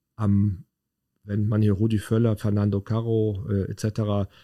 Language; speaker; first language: German; native; German